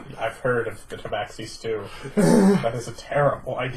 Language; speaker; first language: English; native; English